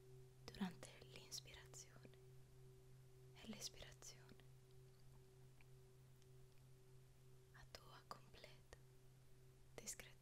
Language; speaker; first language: Italian; native; Italian